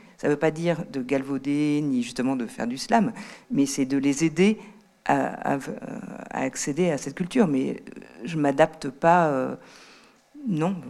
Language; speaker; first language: French; native; French